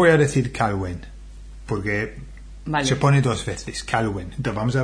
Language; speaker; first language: Spanish; non-native, fluent; English